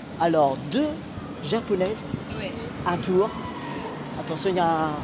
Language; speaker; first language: French; native; French